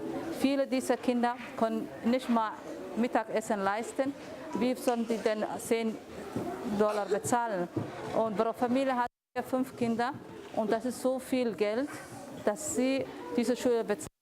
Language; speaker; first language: German; non-native, fluent; Somali